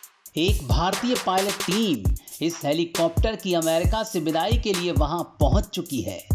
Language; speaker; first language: Hindi; native; Hindi